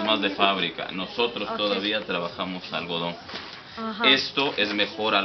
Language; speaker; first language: Spanish; native; Spanish